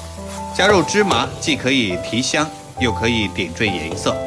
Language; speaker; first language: Chinese; native; Chinese